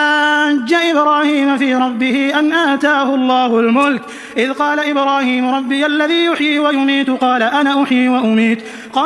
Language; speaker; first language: Arabic; native; Arabic